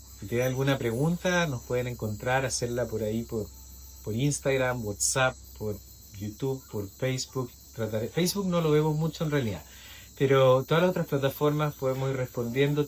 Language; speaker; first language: Spanish; native; Spanish